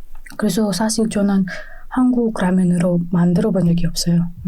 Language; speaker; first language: Korean; non-native, fluent; Indonesian